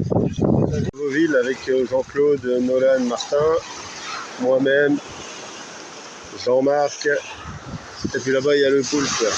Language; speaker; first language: French; native; French